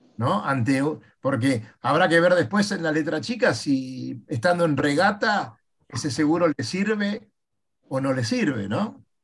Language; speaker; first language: Spanish; native; Spanish